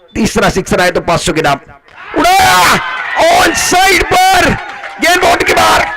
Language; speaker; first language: Hindi; non-native, local second language; Marathi